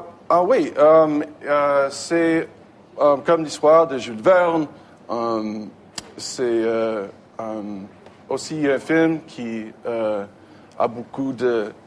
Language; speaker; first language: French; non-native, learner; English